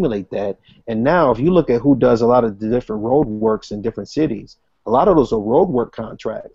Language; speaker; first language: English; native; English